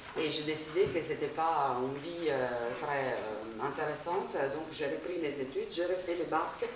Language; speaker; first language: French; non-native, fluent; Italian